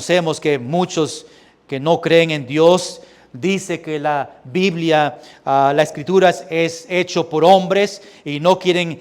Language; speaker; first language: Spanish; early bilingual, heritage; Spanish